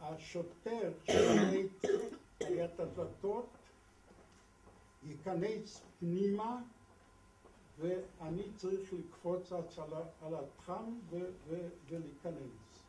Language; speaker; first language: Hebrew; non-native, fluent; Polish